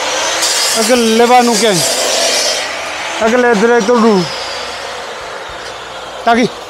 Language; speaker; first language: Portuguese; non-native, learner; Vietnamese